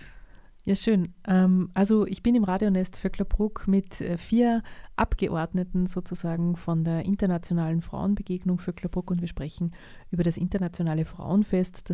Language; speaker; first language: German; native; German